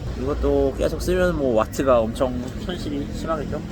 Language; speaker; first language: Korean; native; Korean